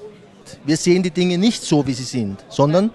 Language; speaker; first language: German; native; German